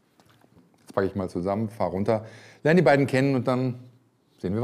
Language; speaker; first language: German; native; German